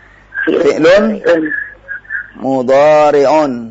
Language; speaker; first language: Arabic; non-native, fluent; Indonesian